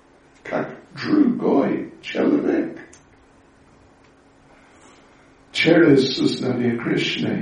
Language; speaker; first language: Russian; non-native, learner; English